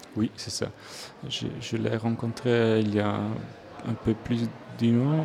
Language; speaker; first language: French; non-native, local second language; Swiss German